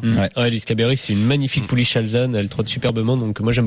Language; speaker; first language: French; native; French